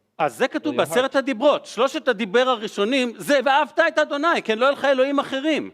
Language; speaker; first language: Hebrew; native; Hebrew